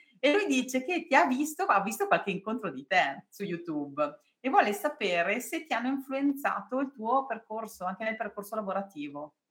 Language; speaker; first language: Italian; native; Italian